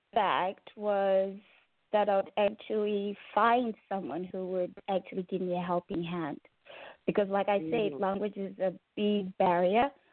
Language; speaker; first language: English; non-native, local second language; Shona